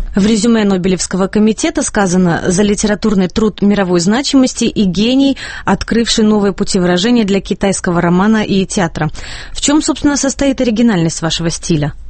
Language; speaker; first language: Russian; native; Russian